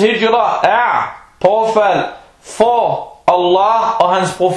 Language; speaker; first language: Danish; early bilingual, other home language; Urdu